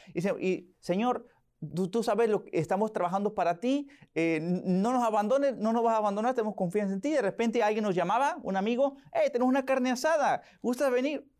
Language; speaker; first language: Spanish; early bilingual, heritage; Spanish